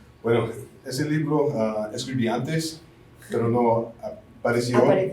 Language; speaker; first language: Spanish; non-native, fluent; English